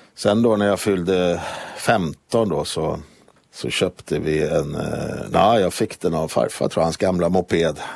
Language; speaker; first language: Swedish; native; Swedish